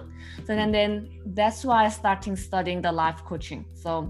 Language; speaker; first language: English; non-native, learner; Korean